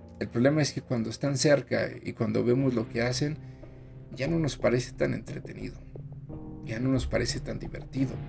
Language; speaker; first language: Spanish; native; Spanish